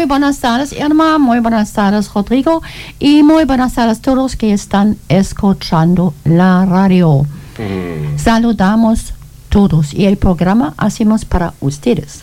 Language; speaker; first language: Spanish; non-native, learner; German